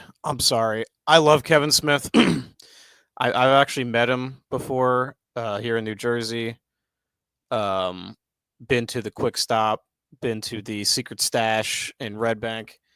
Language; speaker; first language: English; native; English